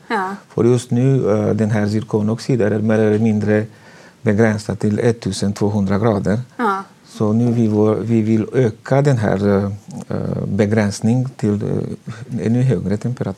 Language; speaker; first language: Swedish; non-native, fluent; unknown